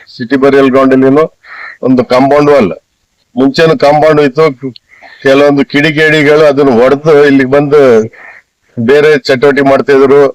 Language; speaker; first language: Kannada; non-native, local second language; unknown